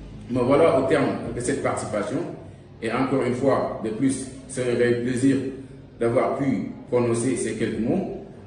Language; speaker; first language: French; non-native, local second language; Wolof